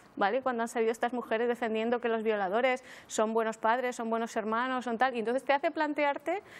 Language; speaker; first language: Spanish; native; Spanish